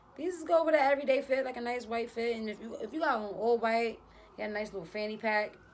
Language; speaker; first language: English; native; English